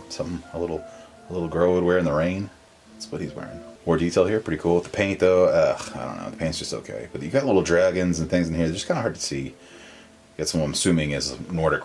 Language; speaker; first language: English; native; English